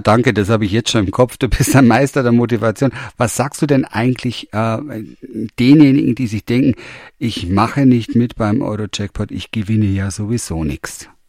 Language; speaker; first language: German; native; German